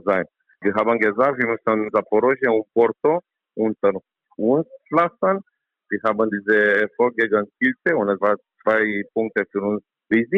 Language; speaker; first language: German; non-native, learner; Romanian